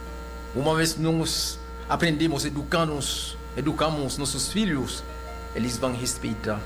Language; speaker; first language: Portuguese; non-native, local second language; Haitian Creole